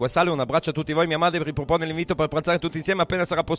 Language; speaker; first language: Italian; native; Italian